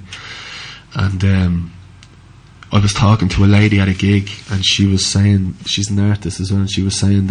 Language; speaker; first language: English; native; English